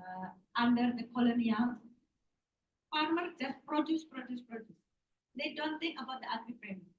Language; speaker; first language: English; non-native, learner; Indonesian